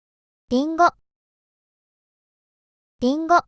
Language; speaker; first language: Japanese; native; Japanese